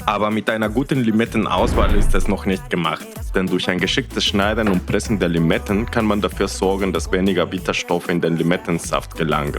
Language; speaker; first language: German; non-native, fluent; Spanish